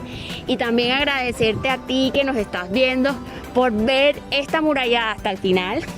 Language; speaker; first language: Spanish; native; Spanish